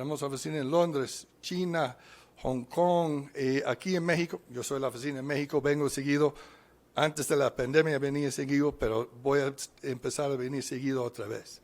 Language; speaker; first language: Spanish; non-native, fluent; English